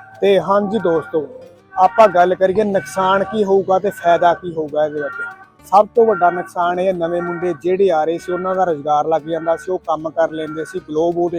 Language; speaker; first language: Hindi; non-native, local second language; Punjabi